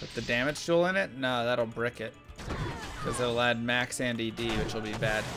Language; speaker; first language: English; native; English